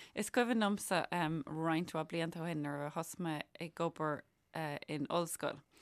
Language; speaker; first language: Irish; native; Irish